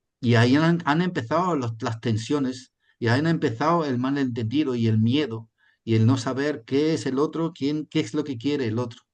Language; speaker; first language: Spanish; non-native, fluent; German